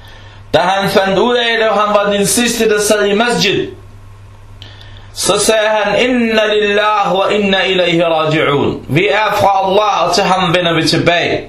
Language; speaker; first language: Danish; non-native, fluent; Arabic